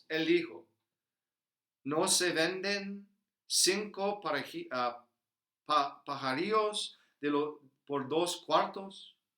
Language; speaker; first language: Spanish; non-native, fluent; English